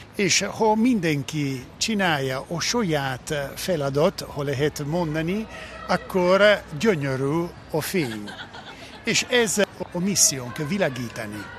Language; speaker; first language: Hungarian; non-native, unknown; Italian